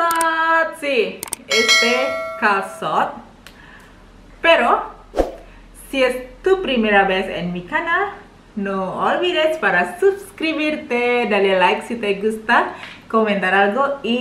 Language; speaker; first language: Spanish; non-native, learner; Indonesian